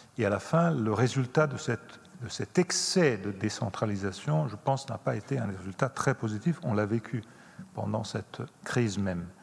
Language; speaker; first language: French; non-native, fluent; Italian